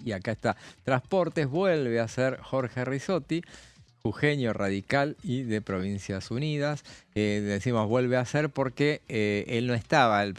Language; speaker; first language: Spanish; native; Spanish